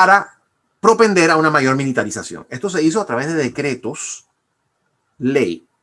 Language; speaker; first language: Spanish; native; Spanish